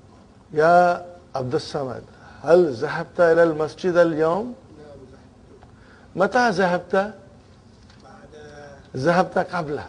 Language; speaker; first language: Arabic; non-native, fluent; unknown